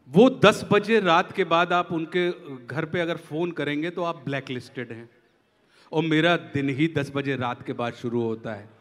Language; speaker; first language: Hindi; native; Hindi